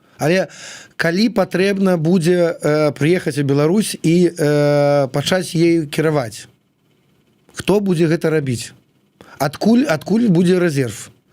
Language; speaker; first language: Belarusian; non-native, local second language; Russian